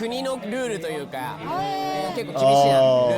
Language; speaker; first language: Japanese; native; Japanese